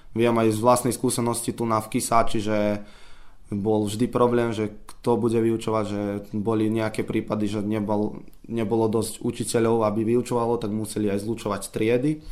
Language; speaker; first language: Slovak; early bilingual, heritage; Slovak